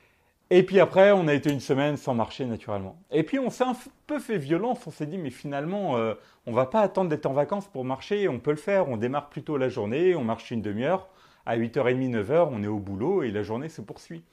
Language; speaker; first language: French; native; French